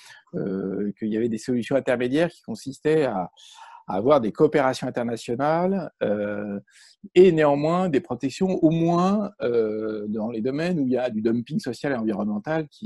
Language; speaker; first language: French; native; French